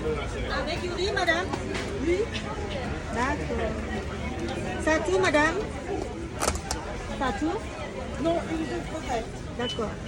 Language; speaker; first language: French; non-native, learner; Thai